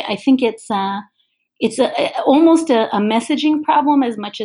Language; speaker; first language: English; native; English